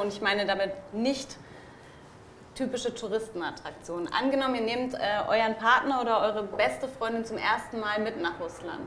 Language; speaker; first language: German; native; German